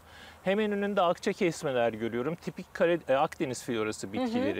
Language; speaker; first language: Turkish; native; Turkish